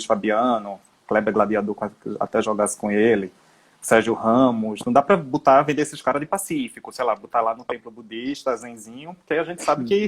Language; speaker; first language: Portuguese; native; Portuguese